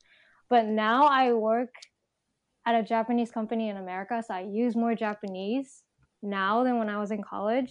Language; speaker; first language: English; non-native, fluent; Japanese